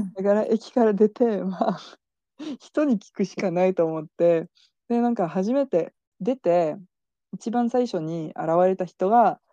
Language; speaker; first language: Japanese; non-native, fluent; French